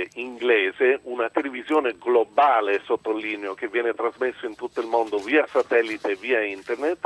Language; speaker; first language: Italian; early bilingual, other home language; English